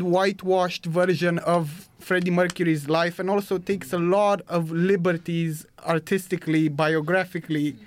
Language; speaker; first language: English; non-native, fluent; Romanian